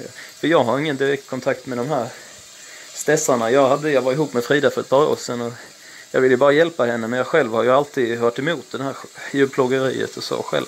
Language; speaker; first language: Swedish; native; Swedish